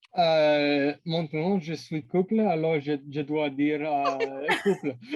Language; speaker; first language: French; non-native, learner; English